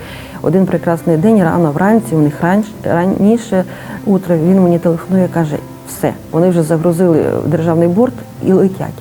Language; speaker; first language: Ukrainian; native; Ukrainian